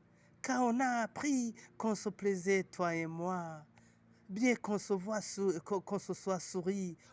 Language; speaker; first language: French; non-native, local second language; Rundi